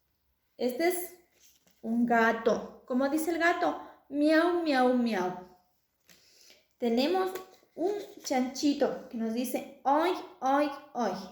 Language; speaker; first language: Spanish; native; Spanish